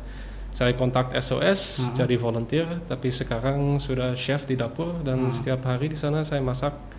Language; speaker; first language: Indonesian; early bilingual, other home language; English